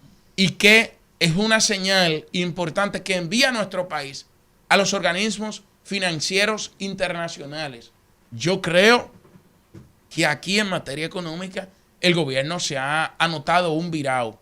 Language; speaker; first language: Spanish; native; Spanish